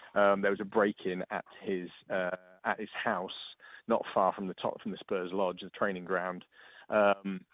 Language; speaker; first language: English; native; English